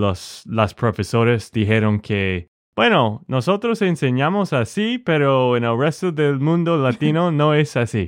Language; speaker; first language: Spanish; non-native, fluent; English